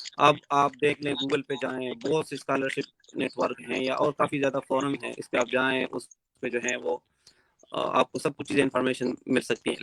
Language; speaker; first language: Urdu; non-native, local second language; Pashto